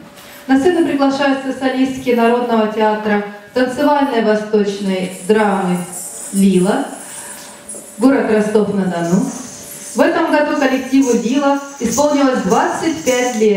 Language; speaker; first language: Russian; native; Russian